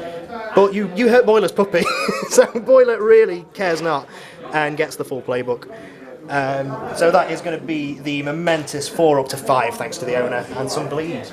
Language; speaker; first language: English; native; English